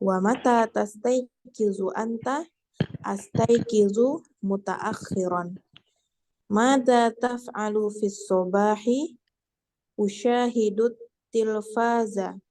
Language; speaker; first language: Arabic; non-native, fluent; Indonesian